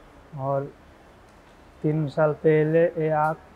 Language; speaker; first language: Hindi; non-native, local second language; Bangla